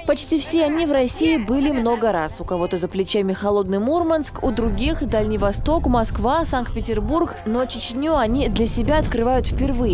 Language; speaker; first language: Russian; native; Russian